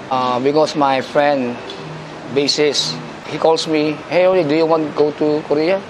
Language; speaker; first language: English; non-native, local second language; Filipino